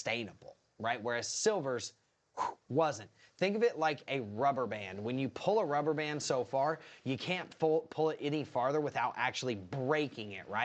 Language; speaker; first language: English; native; English